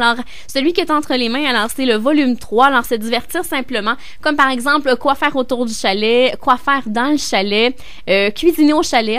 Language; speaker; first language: French; native; French